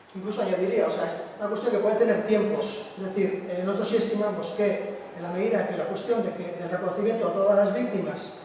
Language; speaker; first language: Spanish; native; Spanish